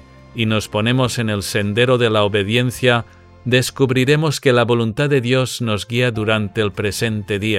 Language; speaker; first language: Spanish; native; Spanish